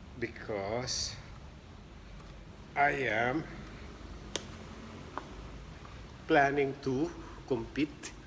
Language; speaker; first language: English; non-native, local second language; Filipino